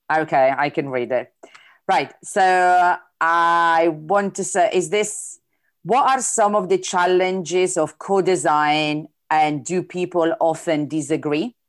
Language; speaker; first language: English; non-native, fluent; Italian